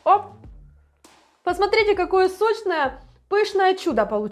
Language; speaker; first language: Russian; native; Russian